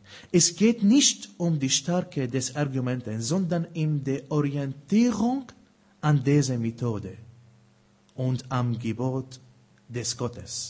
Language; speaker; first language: German; non-native, fluent; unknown